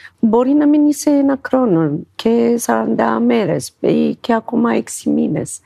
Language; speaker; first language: Greek; non-native, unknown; Amharic